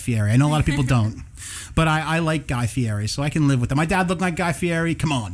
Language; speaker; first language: English; native; English